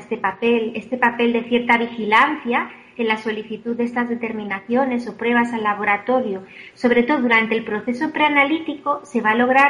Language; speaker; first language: Spanish; native; Spanish